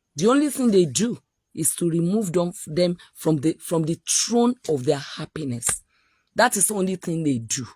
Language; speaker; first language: English; non-native, local second language; Yoruba